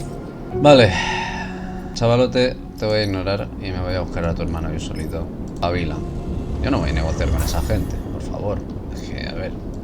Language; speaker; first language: Spanish; native; Spanish